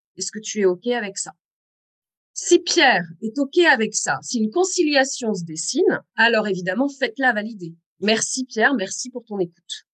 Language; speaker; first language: French; native; French